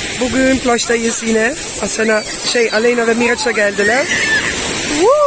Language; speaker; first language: Turkish; non-native, fluent; Dutch